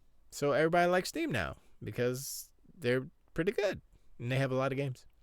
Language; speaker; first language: English; native; English